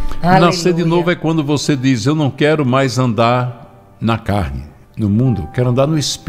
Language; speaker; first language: Portuguese; native; Portuguese